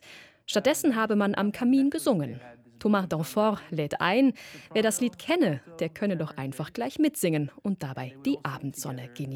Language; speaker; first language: German; native; German